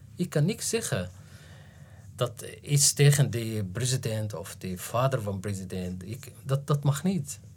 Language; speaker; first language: Dutch; non-native, fluent; Arabic